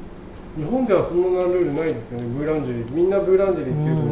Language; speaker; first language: Japanese; native; Japanese